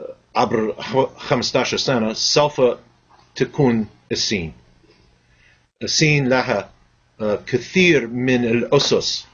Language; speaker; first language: Arabic; non-native, fluent; English